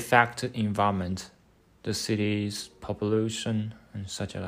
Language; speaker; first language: English; non-native, learner; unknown